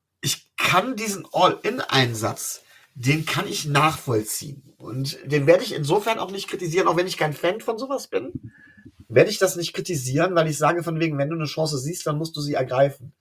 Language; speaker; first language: German; native; German